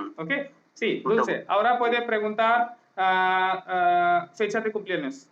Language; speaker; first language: Spanish; non-native, learner; Hindi